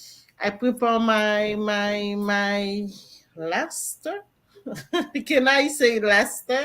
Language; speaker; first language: English; non-native, learner; French